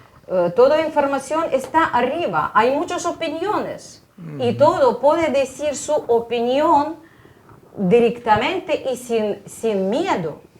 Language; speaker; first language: Spanish; non-native, fluent; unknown